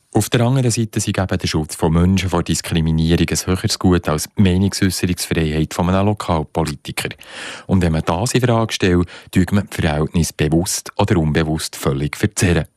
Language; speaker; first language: German; native; German